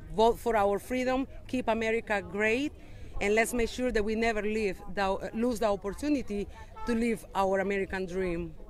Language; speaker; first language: English; non-native, fluent; Spanish